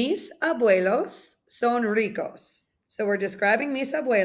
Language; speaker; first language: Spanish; non-native, fluent; English